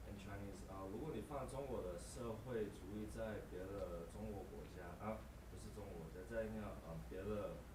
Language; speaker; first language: Chinese; non-native, learner; English